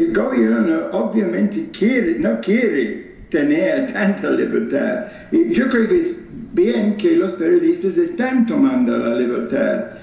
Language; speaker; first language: Spanish; non-native, fluent; English